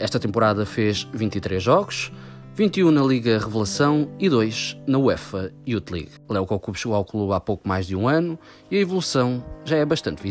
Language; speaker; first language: Portuguese; native; Portuguese